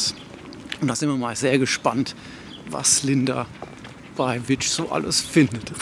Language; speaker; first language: German; native; German